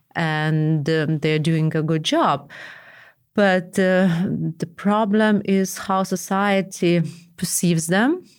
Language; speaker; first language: English; non-native, fluent; Lithuanian